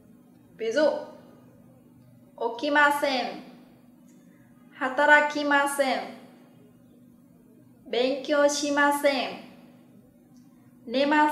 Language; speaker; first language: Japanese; non-native, fluent; Vietnamese